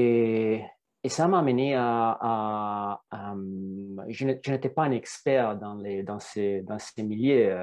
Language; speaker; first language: French; non-native, fluent; Italian